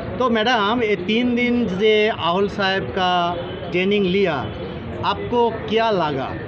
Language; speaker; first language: Hindi; non-native, local second language; Bangla